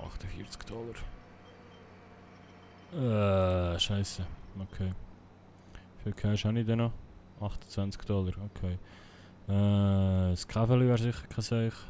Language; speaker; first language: German; native; German